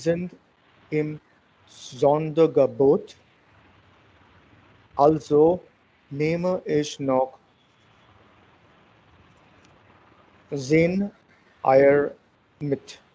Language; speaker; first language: German; non-native, learner; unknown